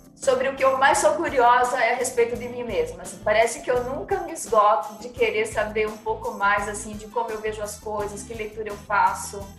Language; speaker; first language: Portuguese; native; Portuguese